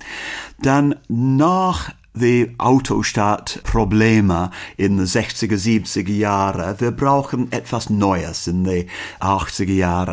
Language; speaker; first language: German; non-native, learner; English